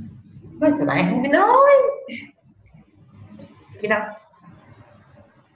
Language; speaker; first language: English; non-native, learner; Vietnamese